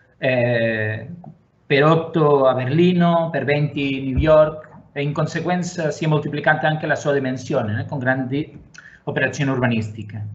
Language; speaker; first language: Italian; non-native, fluent; Catalan